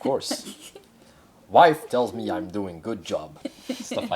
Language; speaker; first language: English; non-native, fluent; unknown